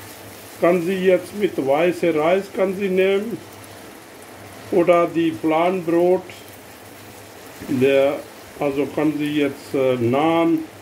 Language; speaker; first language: German; non-native, fluent; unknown